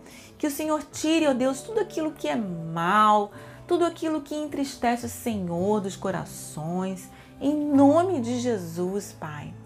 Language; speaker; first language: Portuguese; native; Portuguese